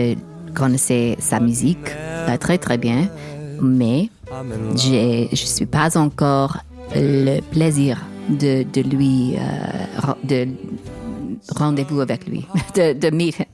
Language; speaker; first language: French; non-native, learner; English